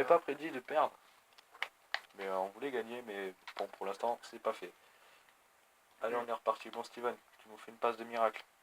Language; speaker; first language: French; native; French